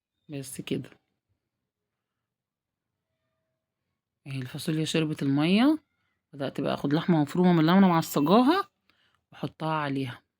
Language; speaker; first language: Arabic; native; Arabic